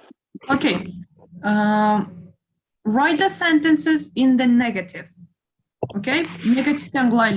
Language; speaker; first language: English; non-native, fluent; Kyrgyz